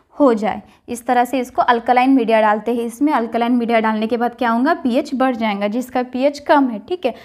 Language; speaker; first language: Hindi; non-native, local second language; Marathi